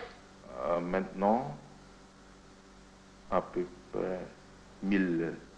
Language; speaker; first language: French; non-native, fluent; Indonesian